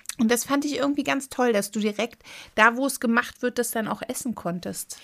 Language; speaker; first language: German; native; German